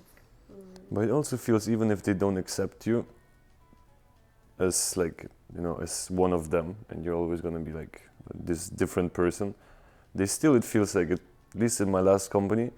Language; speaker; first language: English; non-native, fluent; Russian